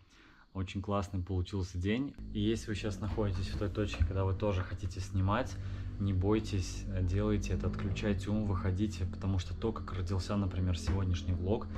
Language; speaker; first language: Russian; native; Russian